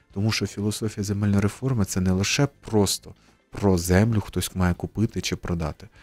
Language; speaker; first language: Ukrainian; native; Ukrainian